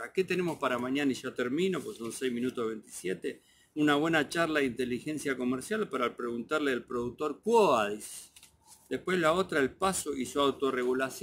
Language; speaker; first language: Spanish; native; Spanish